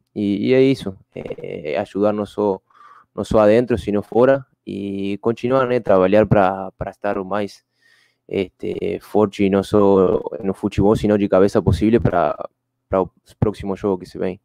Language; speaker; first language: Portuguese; non-native, fluent; Spanish